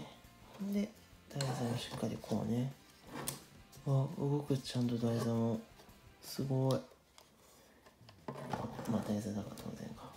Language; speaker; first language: Japanese; native; Japanese